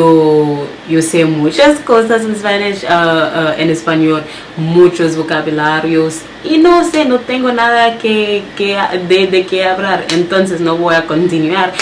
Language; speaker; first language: Spanish; non-native, learner; Haitian Creole